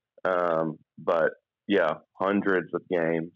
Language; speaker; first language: English; native; English